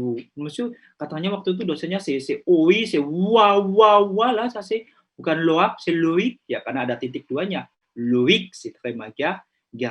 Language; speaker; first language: French; non-native, fluent; Indonesian